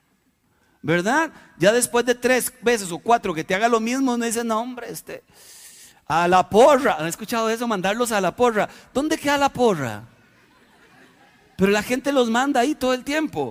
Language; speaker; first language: Spanish; native; Spanish